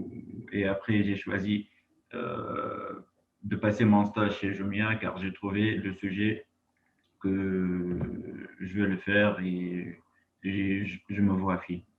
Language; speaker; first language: French; non-native, local second language; Arabic